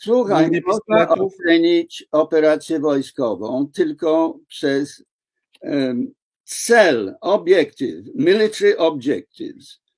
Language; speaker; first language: Polish; non-native, fluent; English